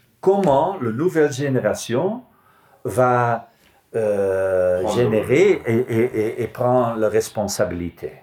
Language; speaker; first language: French; non-native, local second language; Dutch